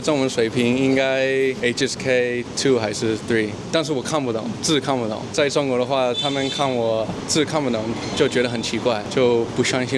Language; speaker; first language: Chinese; non-native, learner; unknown